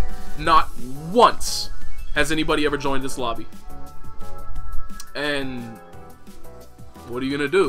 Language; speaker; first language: English; native; English